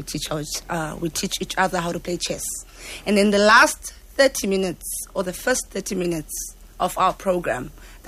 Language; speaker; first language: English; non-native, local second language; Xhosa